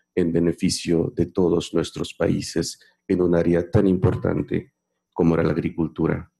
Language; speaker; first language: Spanish; non-native, fluent; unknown